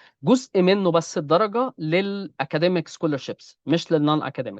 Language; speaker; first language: Arabic; native; Arabic